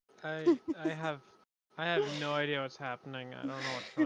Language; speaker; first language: English; native; English